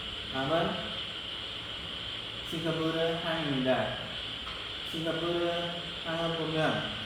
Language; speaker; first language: Korean; non-native, learner; Khmer